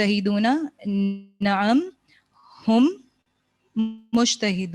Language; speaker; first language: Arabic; non-native, learner; Urdu